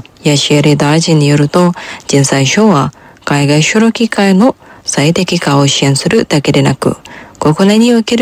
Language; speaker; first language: Japanese; non-native, fluent; Indonesian